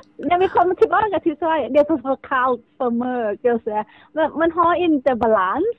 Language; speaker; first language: Swedish; non-native, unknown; Thai